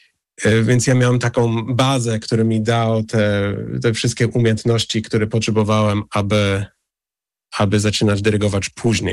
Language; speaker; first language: Polish; early bilingual, heritage; English